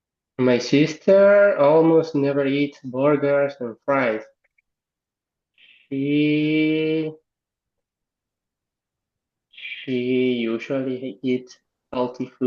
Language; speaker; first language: English; non-native, learner; Spanish